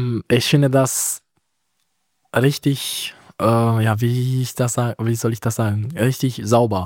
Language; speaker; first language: German; non-native, fluent; Romanian